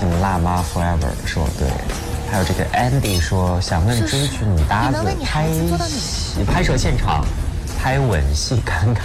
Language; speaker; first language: Chinese; native; Chinese